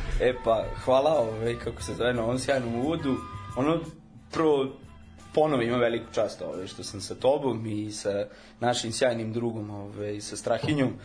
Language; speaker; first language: Serbian; non-native, local second language; Rusyn